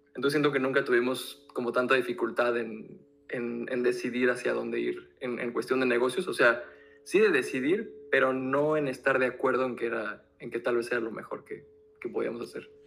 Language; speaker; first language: Spanish; native; Spanish